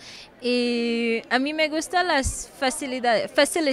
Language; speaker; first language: Spanish; non-native, local second language; English